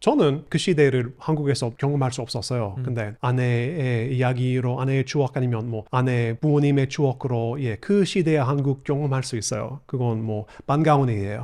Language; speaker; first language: Korean; non-native, fluent; English